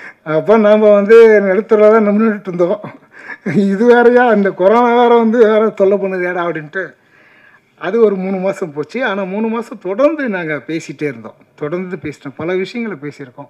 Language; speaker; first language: Tamil; native; Tamil